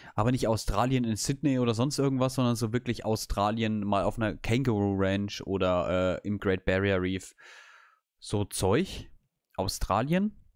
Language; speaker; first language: German; native; German